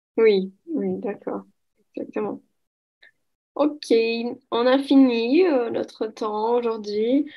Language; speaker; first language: French; non-native, learner; Portuguese